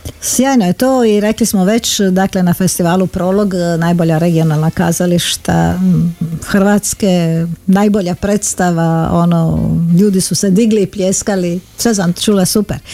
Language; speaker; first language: Croatian; native; Croatian